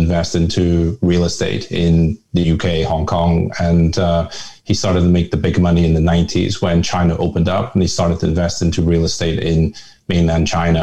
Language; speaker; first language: English; non-native, local second language; Hakka Chinese